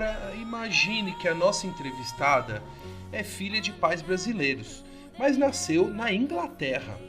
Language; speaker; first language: Portuguese; native; Portuguese